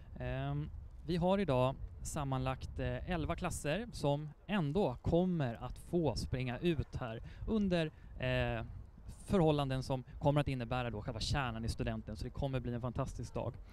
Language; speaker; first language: Swedish; native; Swedish